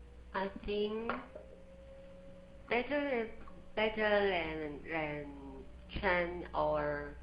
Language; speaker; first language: English; non-native, learner; Chinese